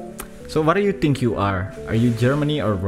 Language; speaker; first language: English; non-native, fluent; Indonesian